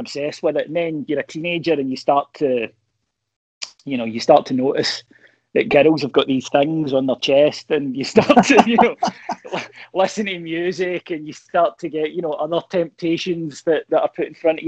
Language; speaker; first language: English; native; English